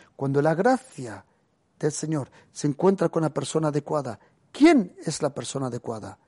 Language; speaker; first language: Spanish; early bilingual, other home language; German